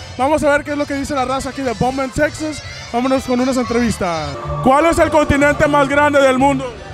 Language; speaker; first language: Spanish; early bilingual, heritage; Spanish